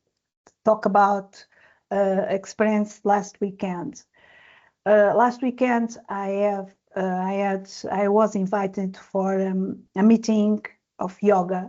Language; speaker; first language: English; non-native, learner; Portuguese